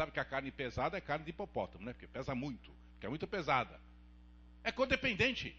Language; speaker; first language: Portuguese; native; Portuguese